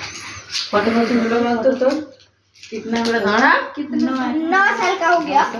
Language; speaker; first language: Hindi; non-native, local second language; Bangla